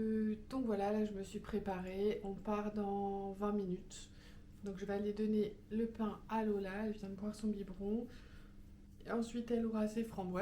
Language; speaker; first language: French; native; French